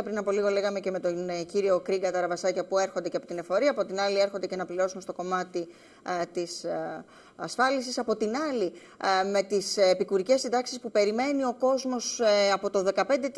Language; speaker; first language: Greek; native; Greek